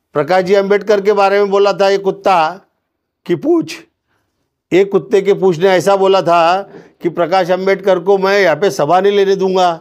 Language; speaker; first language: Hindi; non-native, local second language; Marathi